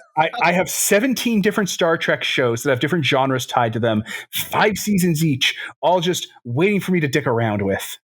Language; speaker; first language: English; native; English